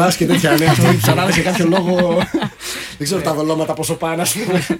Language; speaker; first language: Greek; native; Greek